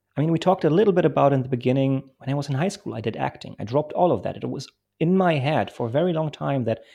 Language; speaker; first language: English; non-native, fluent; German